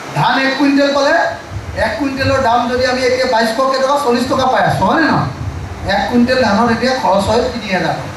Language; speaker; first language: Assamese; native; Assamese